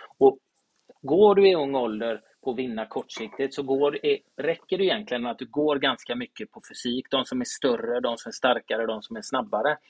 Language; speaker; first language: Swedish; native; Swedish